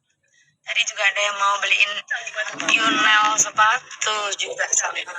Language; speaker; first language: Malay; non-native, local second language; Javanese